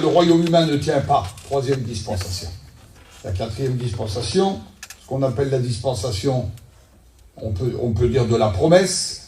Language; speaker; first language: French; native; French